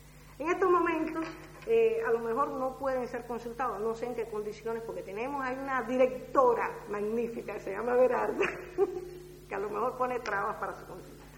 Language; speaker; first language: Spanish; native; Spanish